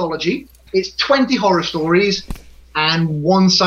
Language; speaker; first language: English; native; English